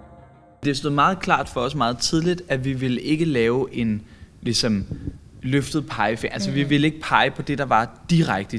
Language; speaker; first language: Danish; native; Danish